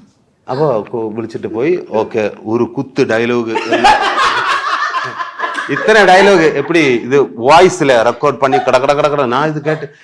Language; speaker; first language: Tamil; non-native, learner; Malayalam